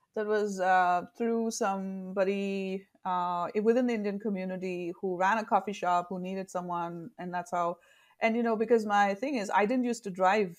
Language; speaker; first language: English; non-native, local second language; Tamil